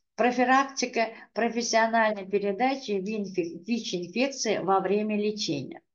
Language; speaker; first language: Russian; non-native, local second language; Uzbek